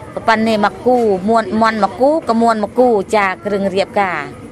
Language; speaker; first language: Khmer; non-native, local second language; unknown